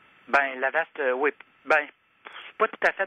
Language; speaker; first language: French; native; French